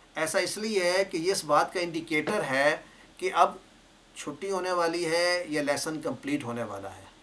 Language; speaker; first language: Urdu; native; Urdu